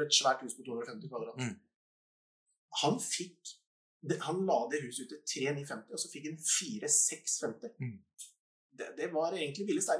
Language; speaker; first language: Norwegian; native; Norwegian